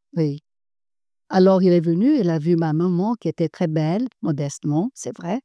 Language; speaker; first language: French; non-native, fluent; Portuguese